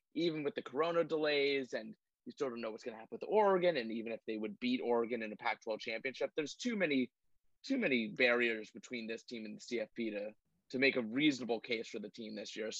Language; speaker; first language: English; native; English